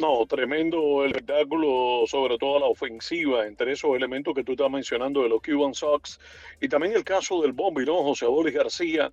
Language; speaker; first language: Spanish; native; Spanish